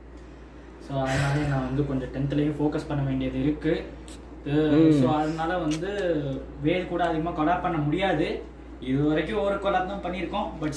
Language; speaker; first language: Tamil; early bilingual, heritage; Tamil